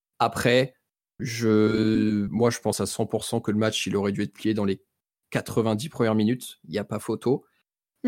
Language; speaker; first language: French; native; French